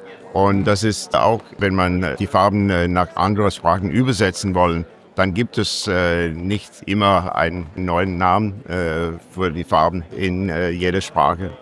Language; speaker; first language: German; non-native, learner; English